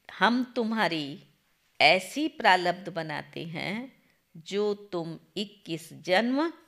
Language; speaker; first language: Hindi; non-native, local second language; Gujarati